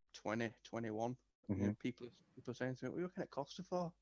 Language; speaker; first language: English; native; English